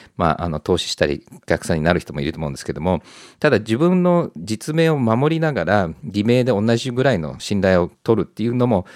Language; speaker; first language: Japanese; early bilingual, heritage; Japanese